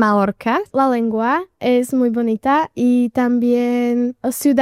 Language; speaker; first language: Spanish; non-native, learner; Slovak